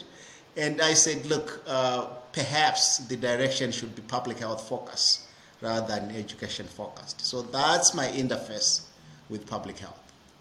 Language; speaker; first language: English; non-native, local second language; Shona